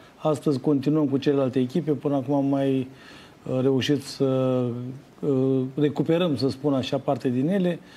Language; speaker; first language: Romanian; native; Romanian